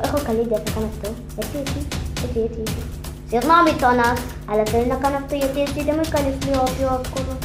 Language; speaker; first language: Greek; non-native, learner; Arabic